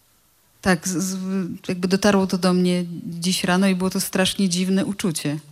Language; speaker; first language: Polish; native; Polish